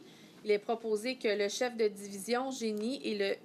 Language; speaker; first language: French; native; French